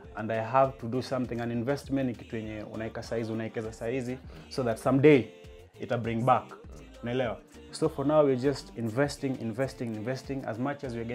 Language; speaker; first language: English; non-native, local second language; Luo (Kenya and Tanzania)